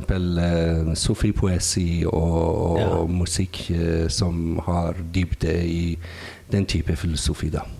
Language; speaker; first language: Norwegian; non-native, fluent; Persian